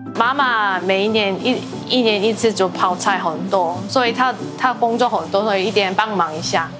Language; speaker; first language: Chinese; non-native, learner; Korean